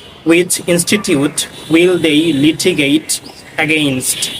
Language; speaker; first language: English; non-native, local second language; Bangla